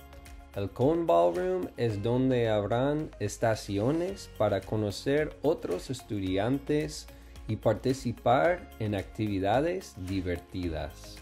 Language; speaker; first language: Spanish; non-native, fluent; English